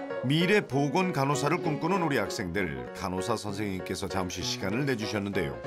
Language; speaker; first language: Korean; native; Korean